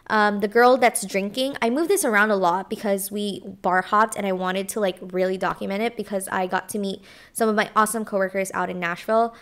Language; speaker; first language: English; non-native, local second language; Filipino